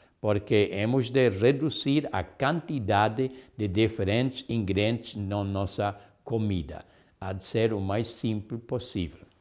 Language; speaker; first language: Portuguese; non-native, fluent; Spanish